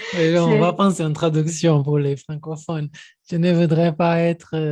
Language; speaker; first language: French; non-native, fluent; Portuguese